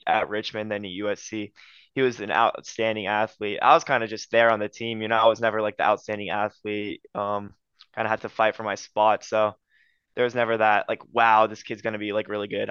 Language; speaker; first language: English; native; English